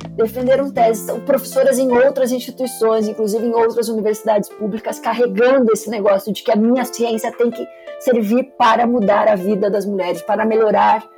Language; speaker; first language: Portuguese; native; Portuguese